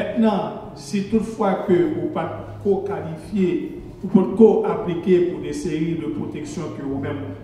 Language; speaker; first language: French; non-native, local second language; Haitian Creole